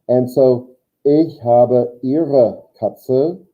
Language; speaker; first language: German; non-native, fluent; English